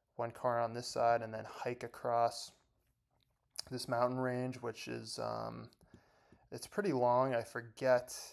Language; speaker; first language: English; native; English